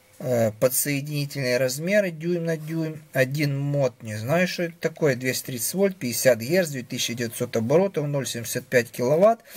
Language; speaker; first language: Russian; non-native, local second language; Ukrainian